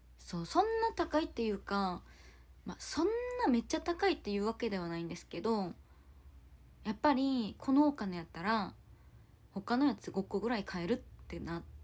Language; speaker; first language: Japanese; non-native, fluent; Korean